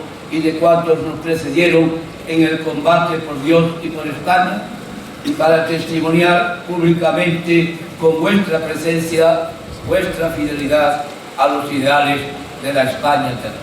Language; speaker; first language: Spanish; native; Spanish